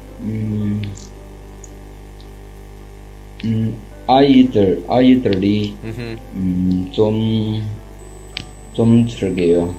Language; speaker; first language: Korean; non-native, learner; Chinese